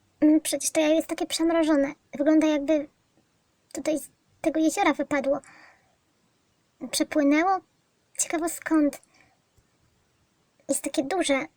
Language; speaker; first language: Polish; native; Polish